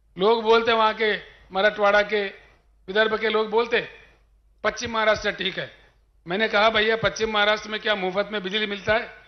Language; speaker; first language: Hindi; non-native, local second language; Telugu